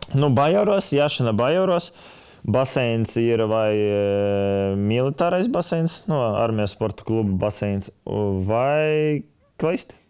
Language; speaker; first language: Latvian; native; Latvian